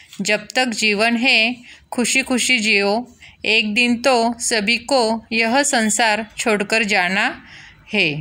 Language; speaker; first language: Hindi; non-native, local second language; Marathi